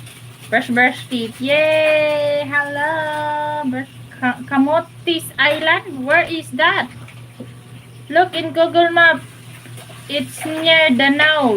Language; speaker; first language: English; non-native, local second language; Cebuano